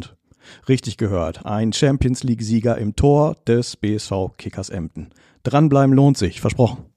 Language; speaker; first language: German; native; German